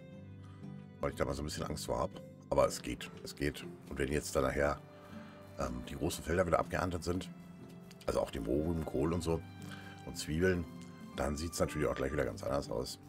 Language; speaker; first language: German; native; German